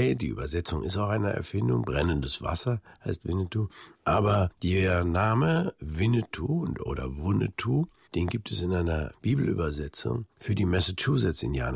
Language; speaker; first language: German; native; German